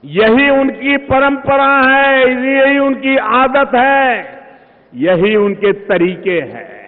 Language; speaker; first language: Hindi; non-native, local second language; Gujarati